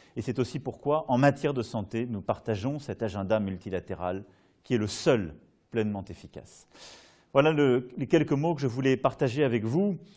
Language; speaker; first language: French; native; French